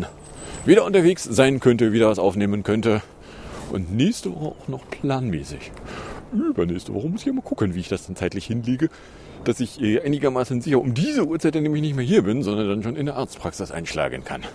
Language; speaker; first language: German; native; German